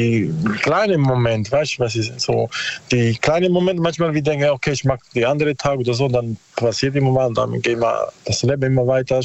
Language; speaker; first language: German; non-native, learner; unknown